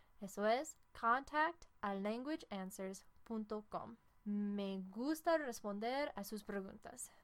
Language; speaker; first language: Spanish; non-native, fluent; English